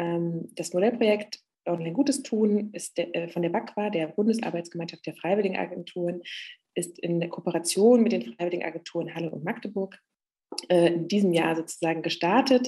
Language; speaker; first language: German; native; German